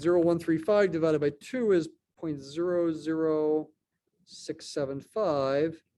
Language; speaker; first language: English; native; English